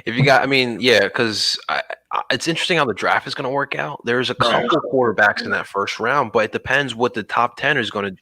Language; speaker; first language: English; native; English